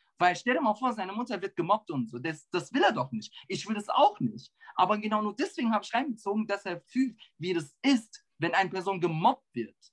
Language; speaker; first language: German; early bilingual, other home language; Turkish